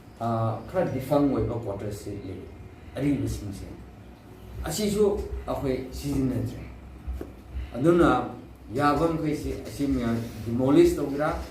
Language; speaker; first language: Manipuri; non-native, local second language; Rongmei Naga